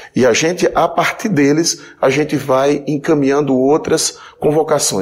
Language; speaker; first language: Portuguese; native; Portuguese